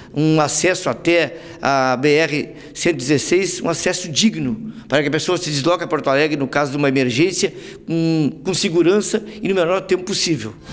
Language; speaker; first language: Portuguese; native; Portuguese